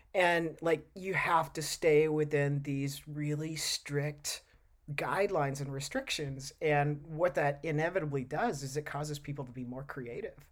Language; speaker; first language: English; native; English